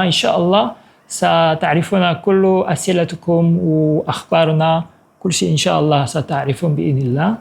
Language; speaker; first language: Arabic; non-native, fluent; Korean